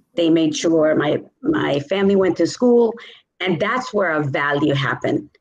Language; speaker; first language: English; native; English